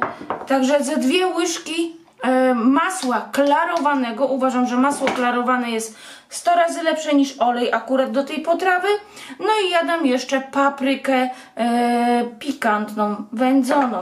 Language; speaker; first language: Polish; native; Polish